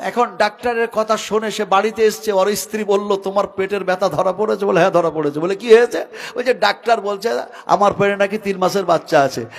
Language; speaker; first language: Bangla; non-native, local second language; Hindi